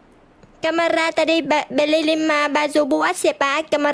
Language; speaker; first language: Indonesian; non-native, learner; Vietnamese